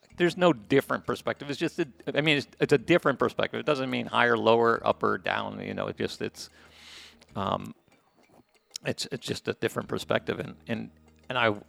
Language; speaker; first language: English; native; English